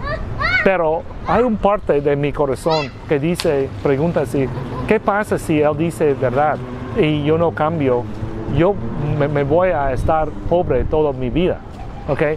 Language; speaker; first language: Spanish; non-native, learner; Vietnamese